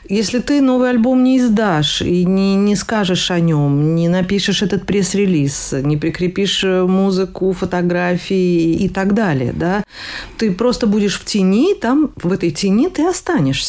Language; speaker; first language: Russian; native; Russian